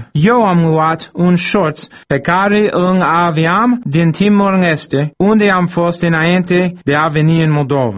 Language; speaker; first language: Romanian; non-native, fluent; English